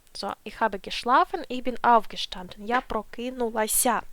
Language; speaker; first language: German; non-native, fluent; Ukrainian